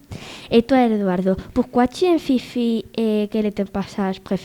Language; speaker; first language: French; non-native, fluent; Spanish